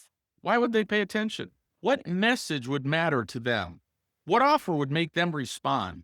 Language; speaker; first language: English; native; English